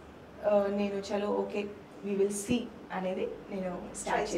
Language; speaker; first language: Telugu; non-native, local second language; Hindi